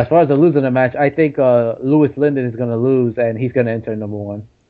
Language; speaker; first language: English; native; English